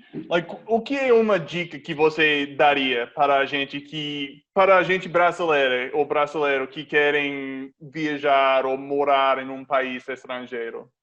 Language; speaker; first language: Portuguese; non-native, fluent; English